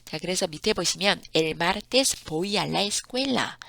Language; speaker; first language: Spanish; non-native, fluent; Korean